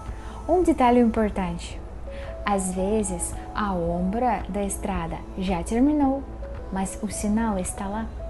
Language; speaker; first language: Portuguese; non-native, fluent; Russian